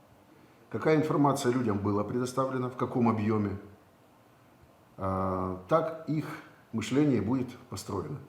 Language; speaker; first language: Russian; native; Russian